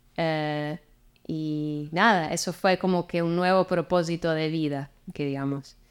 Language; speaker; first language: Spanish; non-native, fluent; English